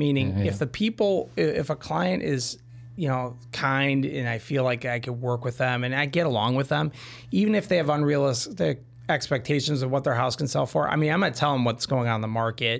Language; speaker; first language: English; native; English